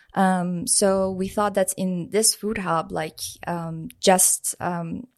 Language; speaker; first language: English; non-native, fluent; Persian